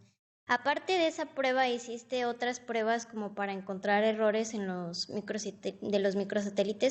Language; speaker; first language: Spanish; native; Spanish